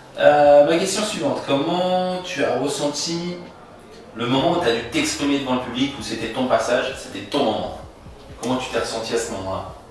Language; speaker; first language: French; native; French